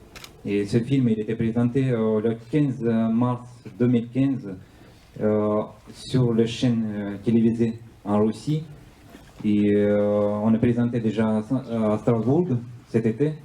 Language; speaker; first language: French; non-native, learner; Russian